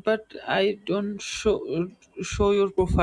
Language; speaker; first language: English; non-native, learner; Bangla